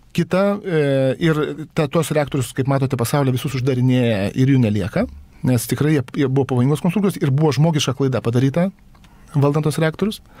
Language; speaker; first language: Lithuanian; native; Lithuanian